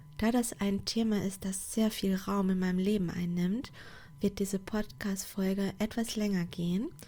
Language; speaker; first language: German; non-native, fluent; Portuguese